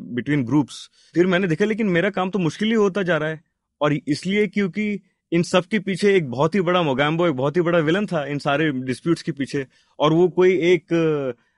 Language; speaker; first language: Hindi; non-native, local second language; Telugu